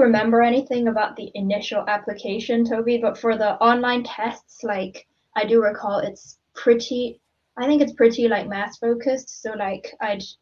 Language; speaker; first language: English; non-native, local second language; Cantonese